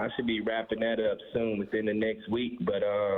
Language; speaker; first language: English; native; English